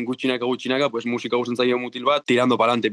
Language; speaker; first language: Basque; native; Basque